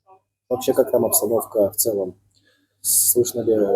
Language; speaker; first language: Russian; non-native, local second language; Azerbaijani